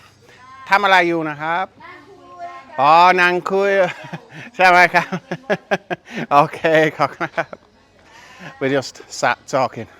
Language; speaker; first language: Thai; non-native, learner; English